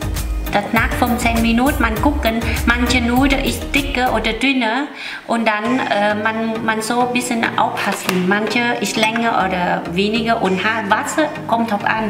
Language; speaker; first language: German; non-native, learner; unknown